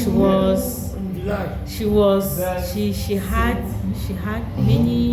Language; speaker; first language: English; non-native, learner; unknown